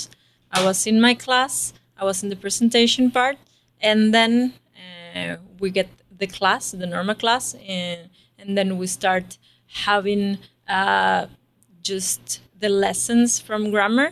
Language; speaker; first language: English; non-native, learner; Spanish